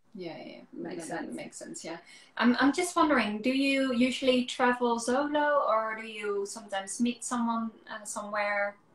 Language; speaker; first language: English; non-native, fluent; Dutch